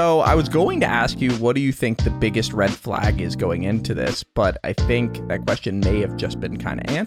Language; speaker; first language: English; native; English